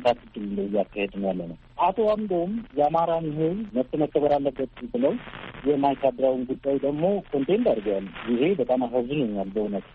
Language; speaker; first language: Amharic; native; Amharic